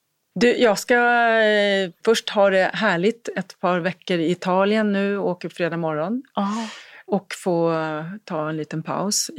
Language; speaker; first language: Swedish; native; Swedish